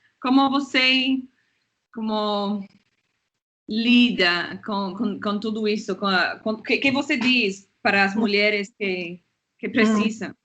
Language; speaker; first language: Portuguese; non-native, fluent; English